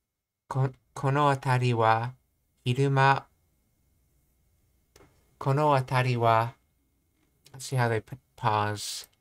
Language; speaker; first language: Japanese; non-native, learner; English